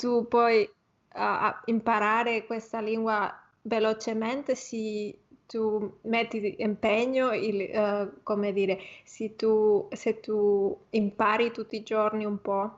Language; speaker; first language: Italian; non-native, fluent; Spanish